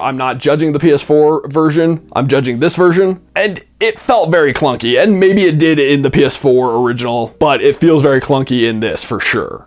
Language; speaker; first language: English; native; English